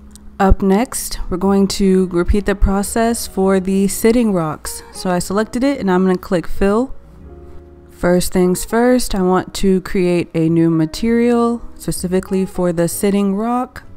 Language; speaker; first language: English; native; English